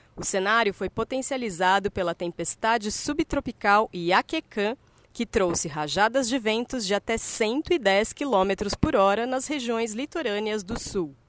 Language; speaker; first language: Portuguese; native; Portuguese